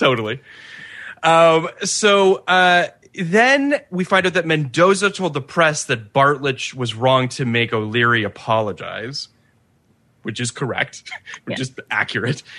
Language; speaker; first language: English; native; English